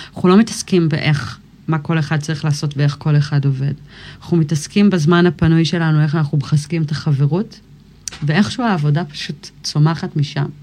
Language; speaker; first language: Hebrew; early bilingual, other home language; English